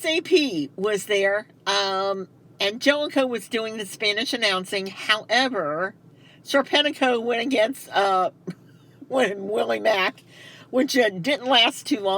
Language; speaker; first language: English; native; English